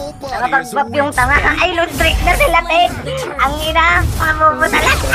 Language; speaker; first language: Filipino; non-native, local second language; Cebuano